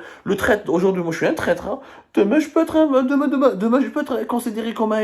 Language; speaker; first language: French; non-native, local second language; Arabic